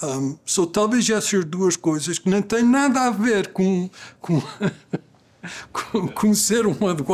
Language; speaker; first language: Portuguese; early bilingual, other home language; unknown